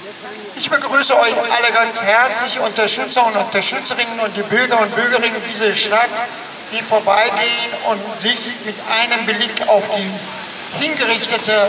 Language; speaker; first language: German; non-native, fluent; Persian